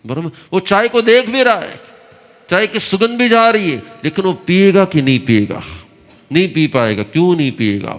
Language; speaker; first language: Hindi; non-native, local second language; Gujarati